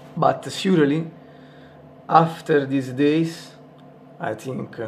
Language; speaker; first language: English; non-native, learner; Italian